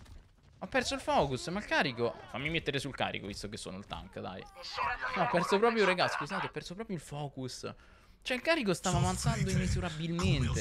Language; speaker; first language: Italian; native; Italian